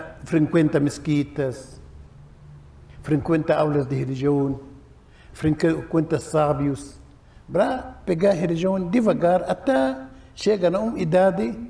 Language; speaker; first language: Portuguese; non-native, learner; Arabic